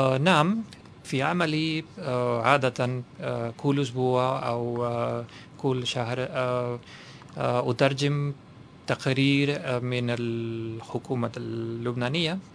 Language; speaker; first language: Arabic; non-native, fluent; Spanish